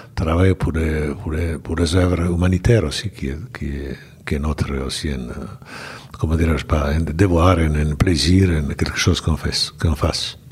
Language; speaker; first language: French; non-native, fluent; Bosnian